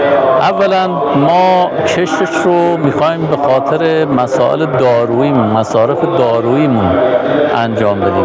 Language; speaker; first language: Persian; native; Persian